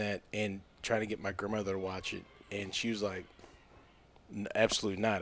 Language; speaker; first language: English; native; English